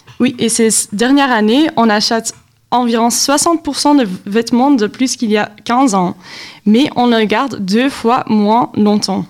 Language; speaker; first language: French; non-native, local second language; Dutch